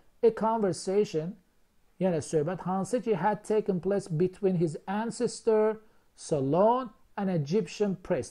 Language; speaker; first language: English; non-native, fluent; Azerbaijani